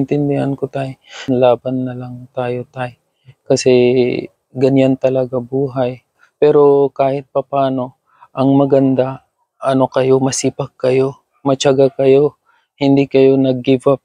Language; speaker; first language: Filipino; non-native, learner; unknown